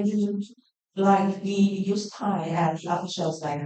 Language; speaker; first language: English; non-native, learner; Thai